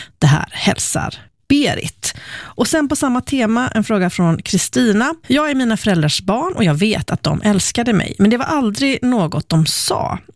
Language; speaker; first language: Swedish; native; Swedish